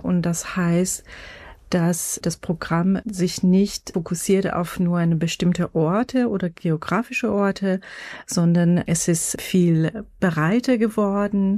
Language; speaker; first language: German; non-native, fluent; Persian